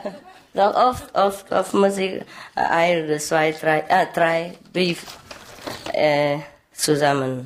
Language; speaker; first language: German; non-native, learner; Vietnamese